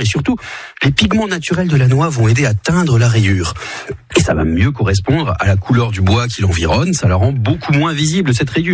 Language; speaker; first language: French; native; French